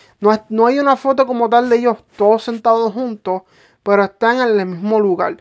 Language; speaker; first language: Spanish; native; Spanish